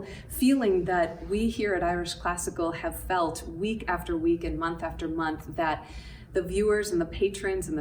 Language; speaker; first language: English; native; English